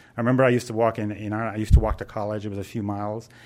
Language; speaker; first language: English; native; English